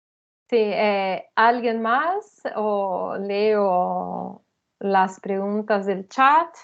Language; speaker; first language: Spanish; non-native, fluent; Portuguese